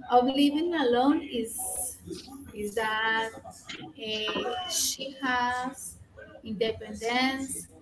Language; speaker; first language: English; non-native, learner; Spanish